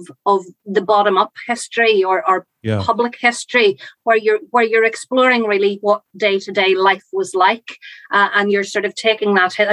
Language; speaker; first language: English; native; English